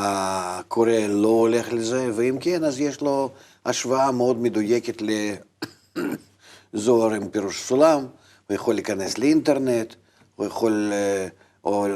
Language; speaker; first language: Hebrew; non-native, fluent; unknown